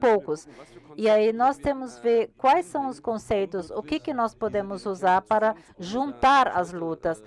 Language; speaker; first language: Portuguese; non-native, learner; German